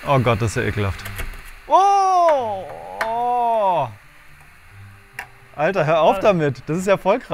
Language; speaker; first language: German; native; German